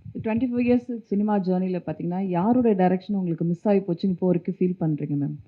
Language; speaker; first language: Tamil; native; Tamil